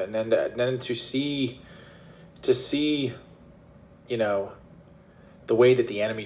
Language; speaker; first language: English; native; English